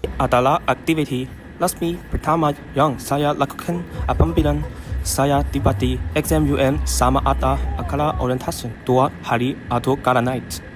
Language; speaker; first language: Malay; non-native, learner; Chinese